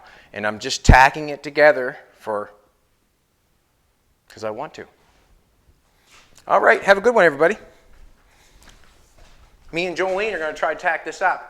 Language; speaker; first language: English; native; English